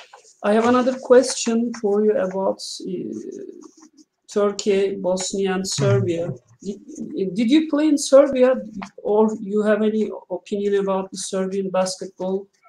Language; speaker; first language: English; non-native, learner; Turkish